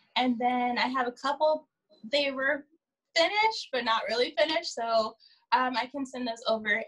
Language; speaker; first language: English; native; English